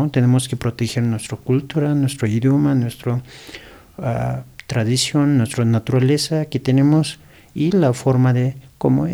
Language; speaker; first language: Spanish; non-native, learner; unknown